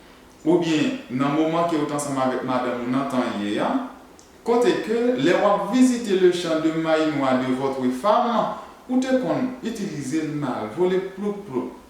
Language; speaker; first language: French; non-native, learner; Haitian Creole